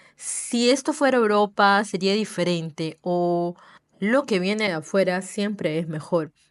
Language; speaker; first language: Spanish; native; Spanish